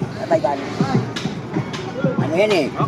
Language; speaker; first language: Filipino; native; Filipino